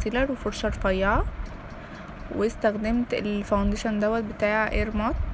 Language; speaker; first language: Arabic; native; Arabic